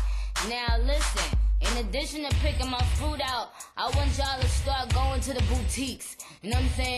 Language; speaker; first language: English; native; English